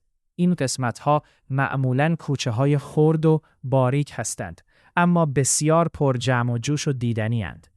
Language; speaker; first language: Persian; native; Persian